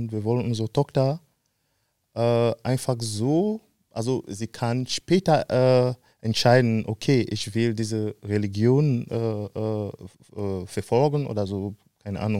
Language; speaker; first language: German; non-native, fluent; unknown